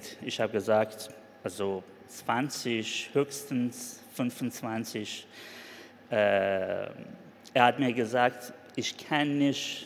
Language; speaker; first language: German; non-native, fluent; Persian